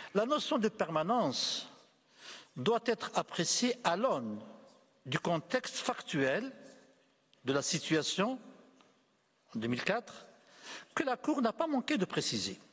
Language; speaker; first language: French; non-native, local second language; Arabic